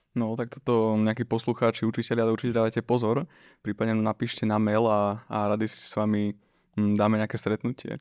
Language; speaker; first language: Slovak; native; Slovak